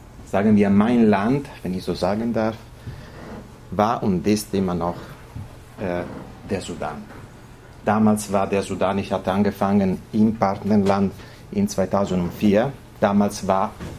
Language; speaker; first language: German; non-native, fluent; Italian